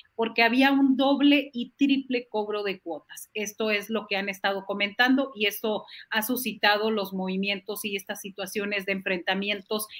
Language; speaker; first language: Spanish; native; Spanish